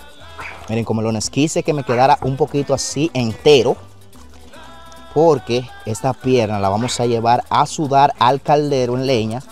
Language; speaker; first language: Spanish; native; Spanish